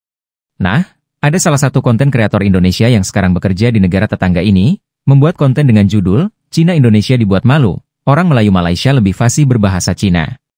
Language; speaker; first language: Indonesian; native; Indonesian